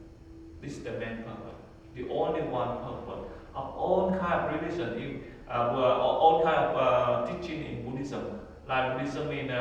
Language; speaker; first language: English; non-native, learner; Vietnamese